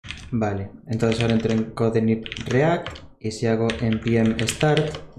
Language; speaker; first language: Spanish; native; Spanish